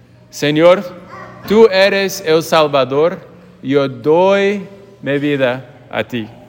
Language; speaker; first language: Spanish; non-native, fluent; English